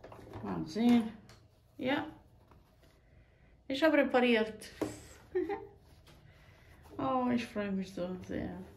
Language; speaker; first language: German; non-native, fluent; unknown